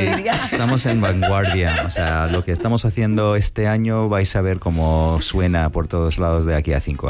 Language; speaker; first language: Spanish; non-native, fluent; English